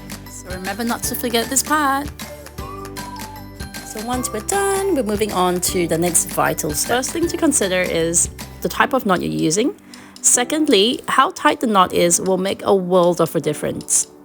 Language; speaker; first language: English; native; English